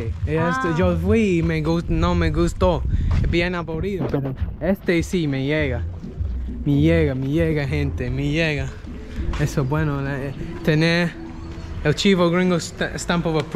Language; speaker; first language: Spanish; non-native, fluent; English